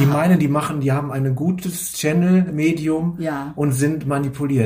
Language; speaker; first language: German; native; German